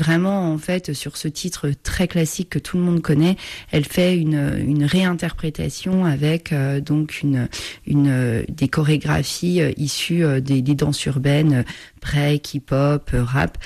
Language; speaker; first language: French; native; French